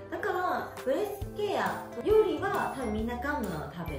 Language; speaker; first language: Japanese; non-native, local second language; Chinese